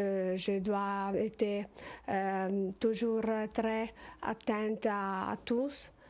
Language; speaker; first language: French; non-native, learner; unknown